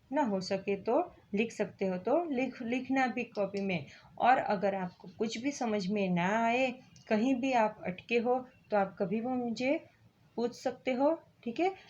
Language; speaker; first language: Hindi; non-native, local second language; Gujarati